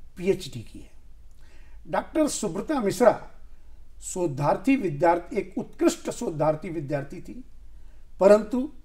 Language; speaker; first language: Hindi; native; Hindi